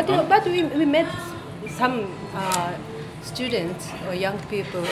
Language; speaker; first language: English; non-native, fluent; Japanese